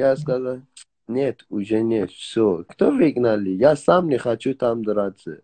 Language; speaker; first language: Russian; non-native, learner; Persian